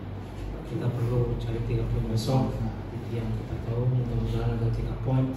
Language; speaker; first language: Indonesian; non-native, fluent; Portuguese